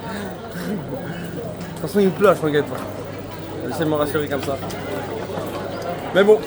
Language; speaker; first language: French; native; French